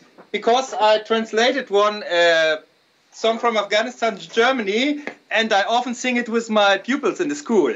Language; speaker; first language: English; non-native, fluent; German